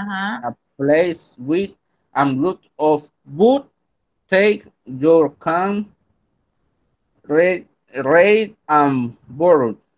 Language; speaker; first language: English; non-native, learner; Spanish